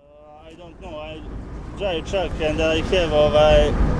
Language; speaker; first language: English; non-native, learner; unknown